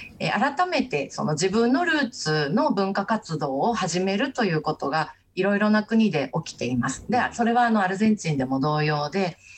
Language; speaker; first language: Japanese; native; Japanese